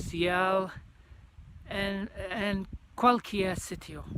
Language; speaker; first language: Spanish; non-native, learner; English